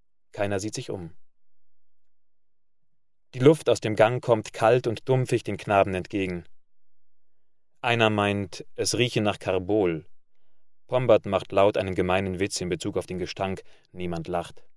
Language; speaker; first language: German; native; German